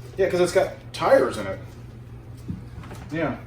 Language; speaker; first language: English; native; English